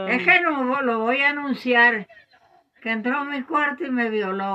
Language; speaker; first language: Spanish; native; Spanish